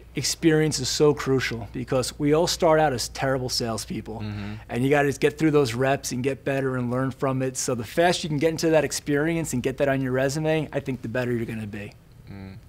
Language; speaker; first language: English; native; English